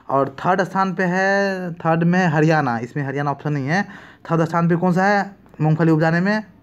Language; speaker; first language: Hindi; native; Hindi